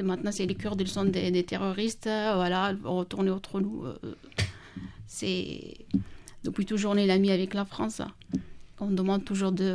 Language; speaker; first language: French; non-native, learner; Kurdish